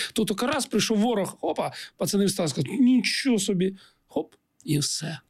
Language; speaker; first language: Ukrainian; non-native, local second language; Russian